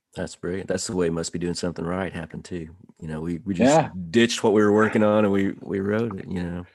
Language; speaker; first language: English; native; English